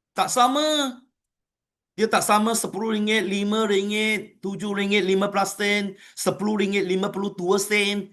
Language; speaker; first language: Malay; non-native, local second language; Chinese